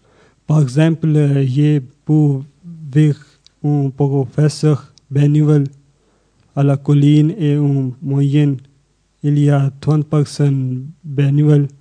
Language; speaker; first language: French; non-native, learner; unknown